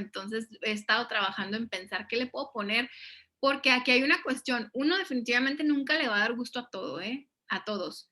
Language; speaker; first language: Spanish; native; Spanish